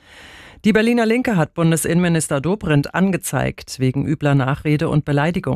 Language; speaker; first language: German; native; German